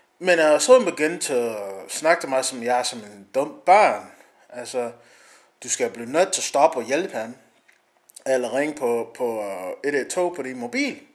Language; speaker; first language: Danish; non-native, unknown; English